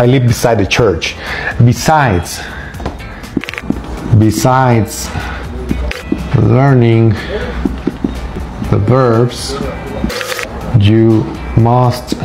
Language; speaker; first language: English; non-native, fluent; Spanish